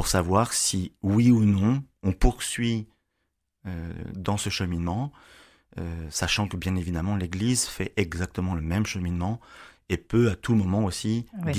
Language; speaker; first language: French; native; French